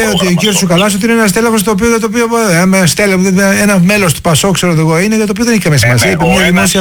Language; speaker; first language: Greek; native; Greek